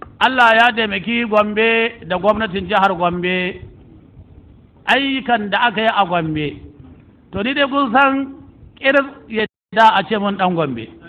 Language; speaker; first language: Hausa; native; Hausa